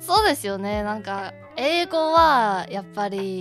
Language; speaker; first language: Japanese; non-native, learner; Korean